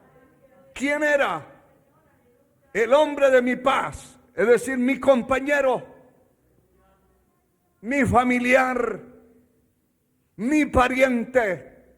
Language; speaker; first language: Spanish; native; Spanish